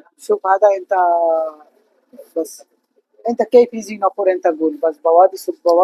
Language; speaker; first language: Arabic; non-native, learner; Bangla